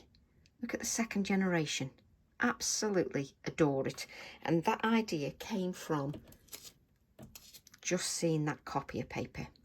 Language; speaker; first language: English; native; English